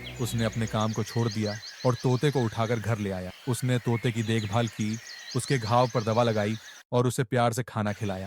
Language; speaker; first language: Hindi; native; Hindi